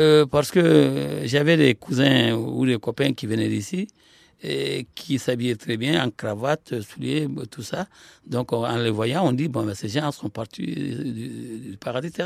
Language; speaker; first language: French; non-native, local second language; Soninke